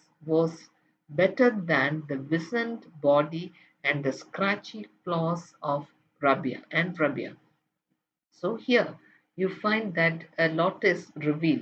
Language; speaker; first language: English; non-native, local second language; Malayalam